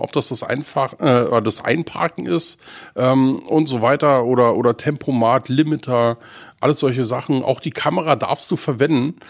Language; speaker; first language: German; native; German